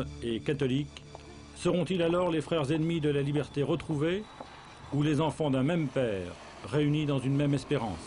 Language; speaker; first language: French; native; French